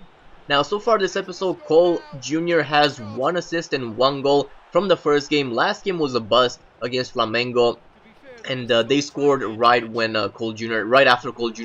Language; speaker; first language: English; native; English